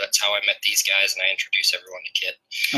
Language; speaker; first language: English; native; English